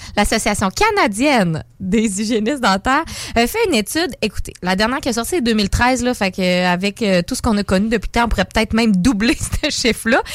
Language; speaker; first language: French; native; French